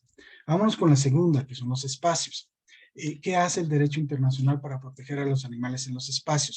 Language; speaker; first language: Spanish; native; Spanish